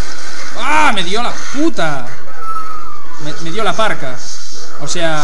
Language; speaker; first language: Spanish; native; Spanish